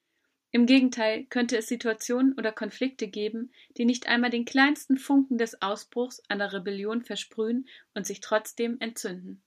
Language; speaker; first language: German; native; German